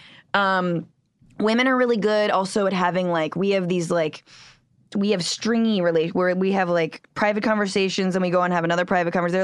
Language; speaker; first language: English; native; English